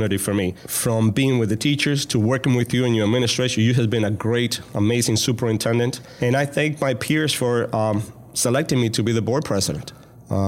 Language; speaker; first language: English; early bilingual, other home language; Spanish